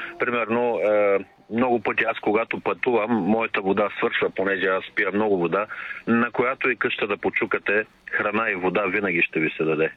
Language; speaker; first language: Bulgarian; non-native, local second language; Turkish